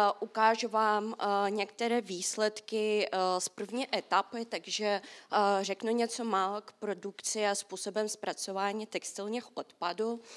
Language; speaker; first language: Czech; non-native, fluent; Russian